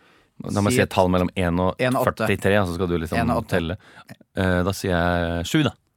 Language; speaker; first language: Norwegian; native; Norwegian